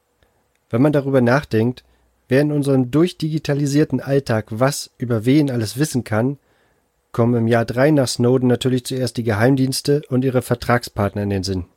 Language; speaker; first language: German; native; German